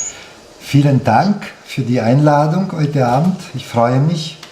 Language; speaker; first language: German; non-native, fluent; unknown